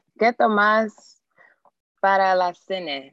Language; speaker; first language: Spanish; non-native, learner; English